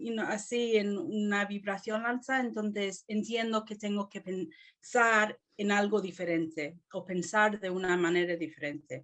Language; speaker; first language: Spanish; non-native, fluent; English